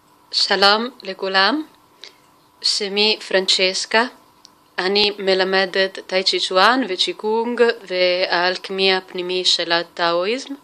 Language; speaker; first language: Hebrew; non-native, fluent; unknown